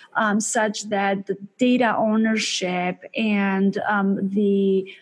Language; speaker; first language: English; early bilingual, other home language; Albanian